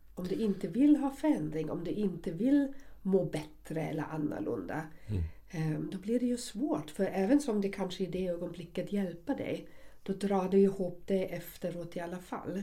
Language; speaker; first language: Swedish; non-native, fluent; German